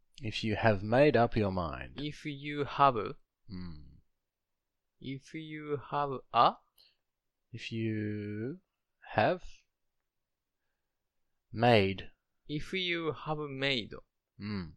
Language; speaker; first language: English; non-native, learner; Japanese